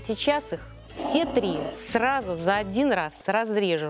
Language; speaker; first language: Russian; native; Russian